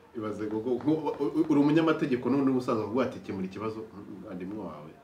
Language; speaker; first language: Kinyarwanda; native; Kinyarwanda